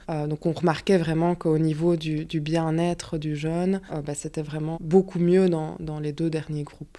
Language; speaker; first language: French; native; French